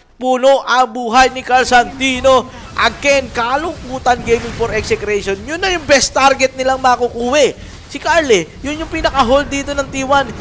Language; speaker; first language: Filipino; native; Filipino